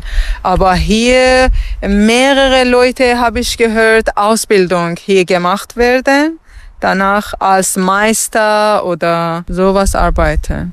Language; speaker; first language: German; non-native, learner; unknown